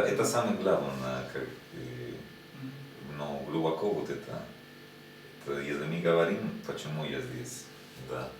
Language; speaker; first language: Russian; non-native, learner; Spanish